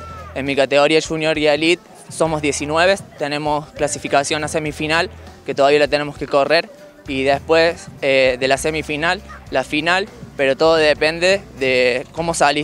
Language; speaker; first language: Spanish; native; Spanish